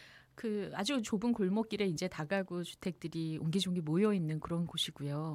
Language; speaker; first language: Korean; native; Korean